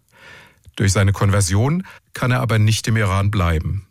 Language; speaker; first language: German; native; German